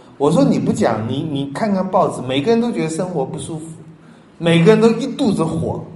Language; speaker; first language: Chinese; native; Chinese